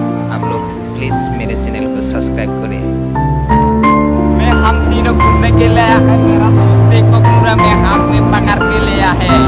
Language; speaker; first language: Hindi; non-native, local second language; Assamese